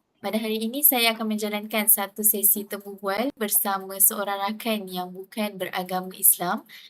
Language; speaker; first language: Malay; native; Malay